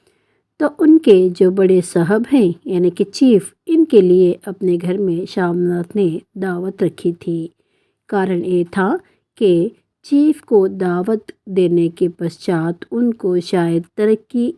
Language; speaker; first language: Hindi; non-native, local second language; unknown